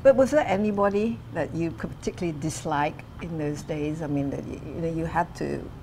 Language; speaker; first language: English; non-native, fluent; Indonesian